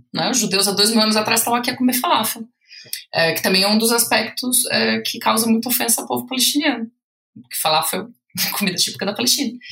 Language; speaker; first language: Portuguese; native; Portuguese